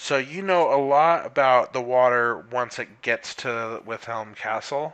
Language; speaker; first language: English; native; English